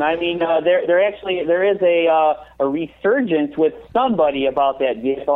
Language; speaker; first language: English; native; English